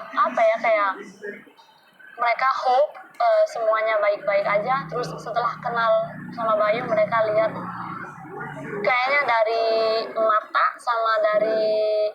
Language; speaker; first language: Indonesian; non-native, fluent; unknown